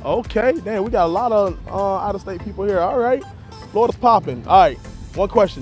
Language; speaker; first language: English; native; English